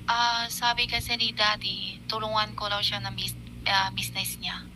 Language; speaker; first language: Filipino; non-native, learner; Chinese